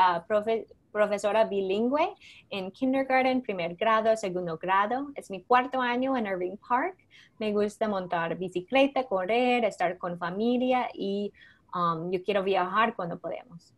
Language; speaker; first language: Spanish; non-native, fluent; English